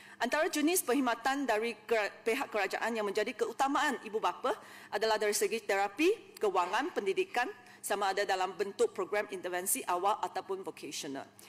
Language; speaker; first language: Malay; non-native, local second language; Chinese